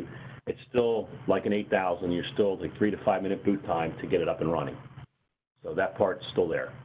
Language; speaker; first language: English; native; English